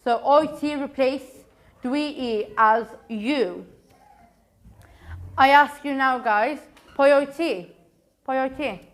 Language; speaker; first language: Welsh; non-native, local second language; Kurdish